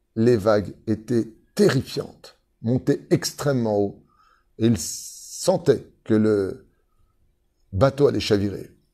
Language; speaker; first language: French; native; French